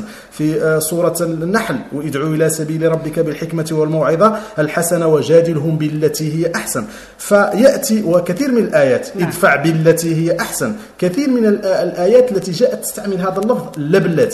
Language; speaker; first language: Arabic; native; Arabic